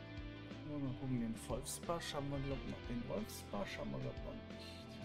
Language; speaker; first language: German; native; German